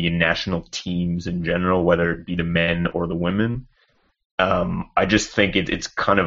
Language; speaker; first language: English; native; English